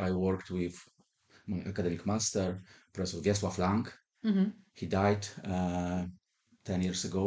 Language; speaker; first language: English; non-native, fluent; Polish